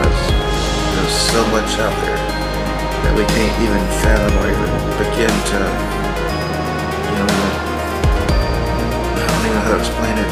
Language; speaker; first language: English; native; English